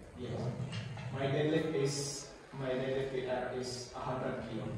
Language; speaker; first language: English; non-native, learner; Indonesian